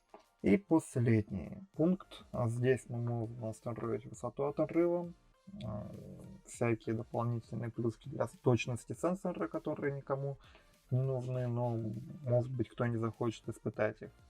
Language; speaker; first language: Russian; native; Russian